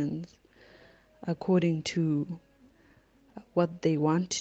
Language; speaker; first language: English; non-native, local second language; Shona